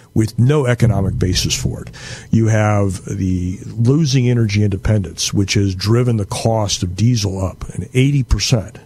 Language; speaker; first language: English; native; English